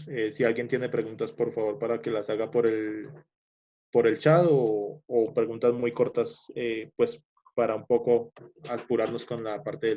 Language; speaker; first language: Spanish; native; Spanish